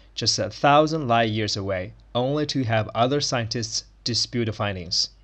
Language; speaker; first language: English; non-native, fluent; Chinese